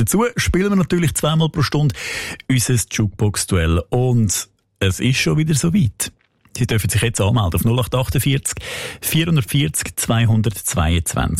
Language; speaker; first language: German; native; German